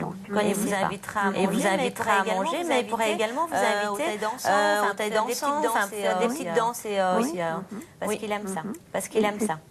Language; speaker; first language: French; native; French